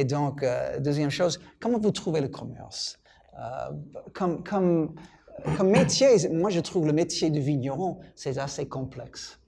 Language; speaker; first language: French; non-native, fluent; English